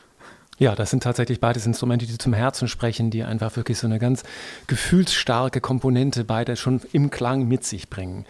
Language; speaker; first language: German; native; German